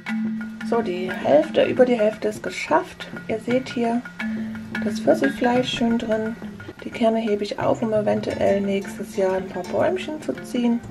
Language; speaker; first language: German; native; German